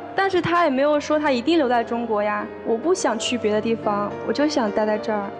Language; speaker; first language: Chinese; native; Chinese